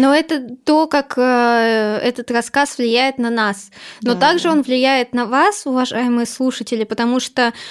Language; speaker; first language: Russian; native; Russian